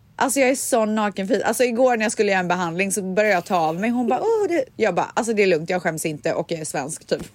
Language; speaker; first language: Swedish; native; Swedish